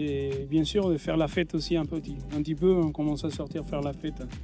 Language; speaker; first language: French; non-native, fluent; Spanish